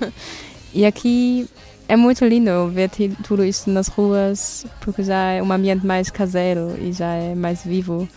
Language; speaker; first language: Portuguese; non-native, fluent; German